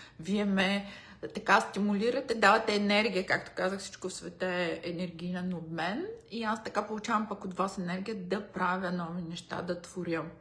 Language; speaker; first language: Bulgarian; early bilingual, heritage; Bulgarian